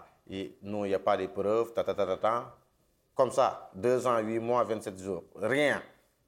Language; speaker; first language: French; non-native, local second language; Wolof